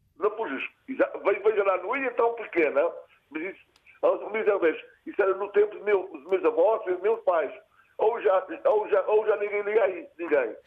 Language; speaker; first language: Portuguese; native; Portuguese